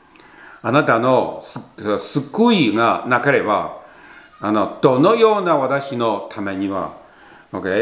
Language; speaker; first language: Japanese; non-native, learner; Chinese